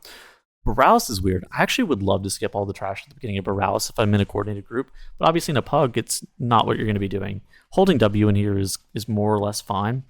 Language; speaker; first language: English; native; English